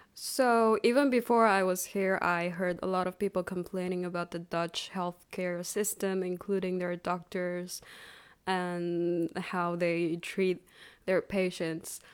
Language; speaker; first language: English; non-native, fluent; Chinese